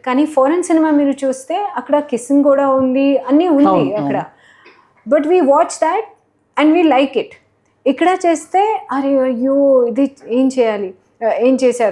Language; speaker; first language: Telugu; non-native, learner; Hindi